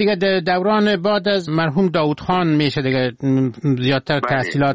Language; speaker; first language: Persian; native; Persian